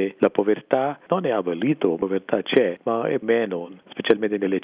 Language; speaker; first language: Italian; non-native, fluent; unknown